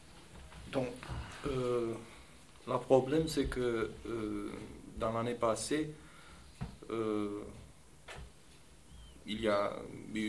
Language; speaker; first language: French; non-native, learner; Romanian